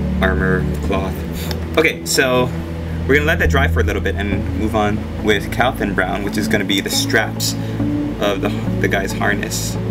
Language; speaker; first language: English; native; English